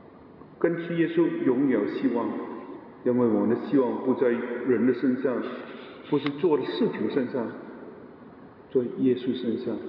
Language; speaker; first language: Chinese; non-native, local second language; Cantonese